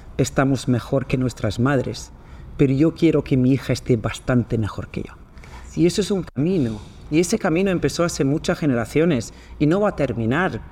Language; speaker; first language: Spanish; non-native, fluent; Swedish